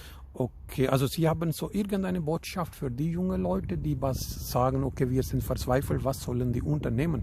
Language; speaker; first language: German; non-native, fluent; Urdu